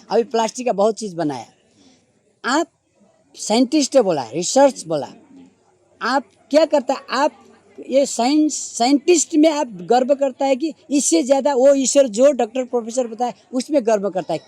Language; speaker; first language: Hindi; non-native, learner; Nepali